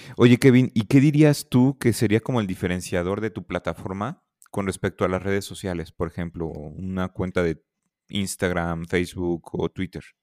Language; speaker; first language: Spanish; native; Spanish